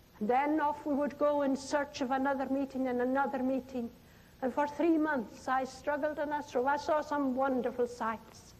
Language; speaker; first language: English; non-native, local second language; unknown